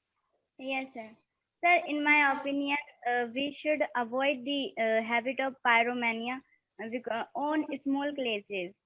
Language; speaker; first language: English; non-native, learner; Hindi